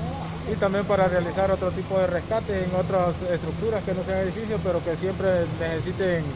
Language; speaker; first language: Spanish; native; Spanish